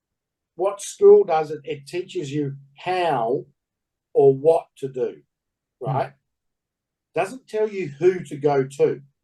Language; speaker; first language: English; native; English